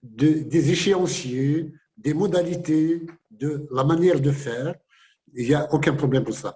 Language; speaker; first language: French; non-native, local second language; Kabyle